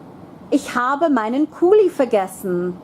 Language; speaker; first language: German; non-native, fluent; English